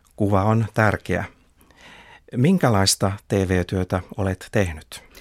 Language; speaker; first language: Finnish; native; Finnish